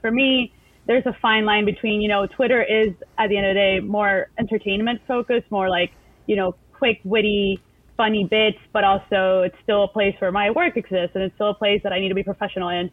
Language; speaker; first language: English; non-native, fluent; Spanish